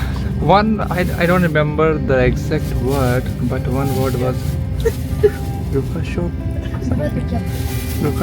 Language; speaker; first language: English; non-native, learner; Hindi